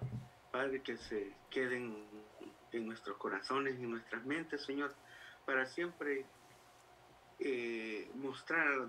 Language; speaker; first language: Spanish; native; Spanish